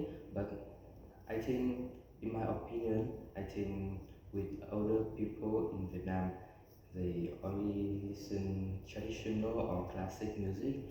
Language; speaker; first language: English; non-native, learner; Vietnamese